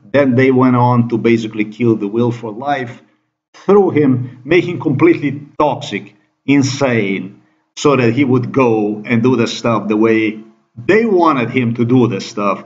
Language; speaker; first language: English; non-native, fluent; Slovenian